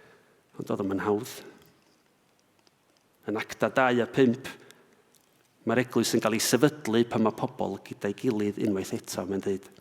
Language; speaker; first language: Welsh; native; Welsh